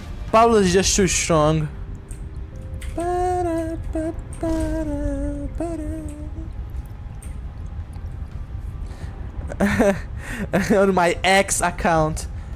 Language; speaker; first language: English; non-native, fluent; Portuguese